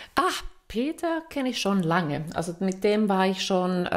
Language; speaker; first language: German; non-native, fluent; Finnish